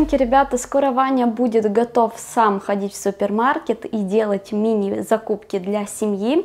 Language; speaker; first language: Russian; native; Russian